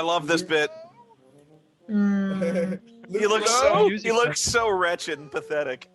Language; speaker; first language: English; native; English